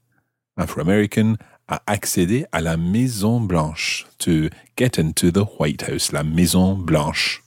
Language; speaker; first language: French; non-native, fluent; English